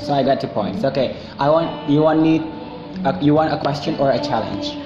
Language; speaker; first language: English; non-native, fluent; Indonesian